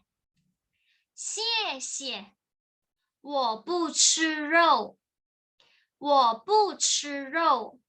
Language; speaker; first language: Chinese; non-native, fluent; Thai